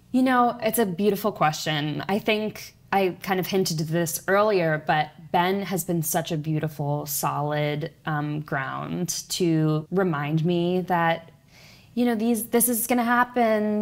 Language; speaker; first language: English; native; English